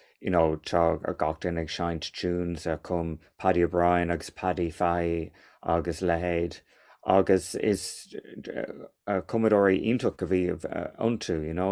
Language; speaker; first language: Irish; non-native, local second language; English